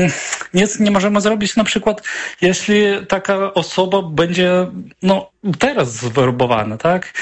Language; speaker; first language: Polish; non-native, fluent; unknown